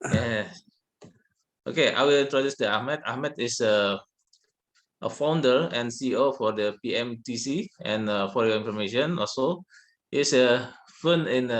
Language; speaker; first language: English; non-native, learner; Indonesian